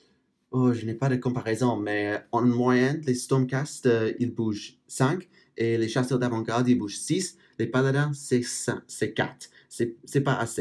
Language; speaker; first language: French; non-native, fluent; English